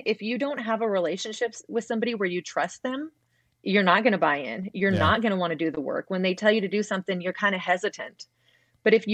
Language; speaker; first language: English; native; English